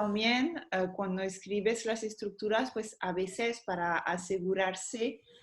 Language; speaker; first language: Spanish; non-native, fluent; French